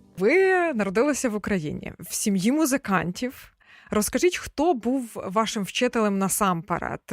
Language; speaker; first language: Ukrainian; native; Ukrainian